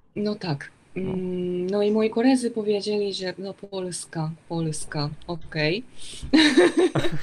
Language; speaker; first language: Polish; non-native, fluent; Japanese